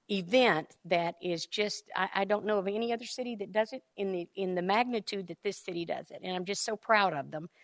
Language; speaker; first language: English; native; English